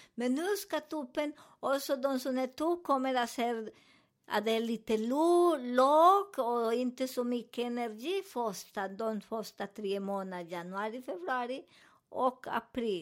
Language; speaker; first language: Swedish; non-native, learner; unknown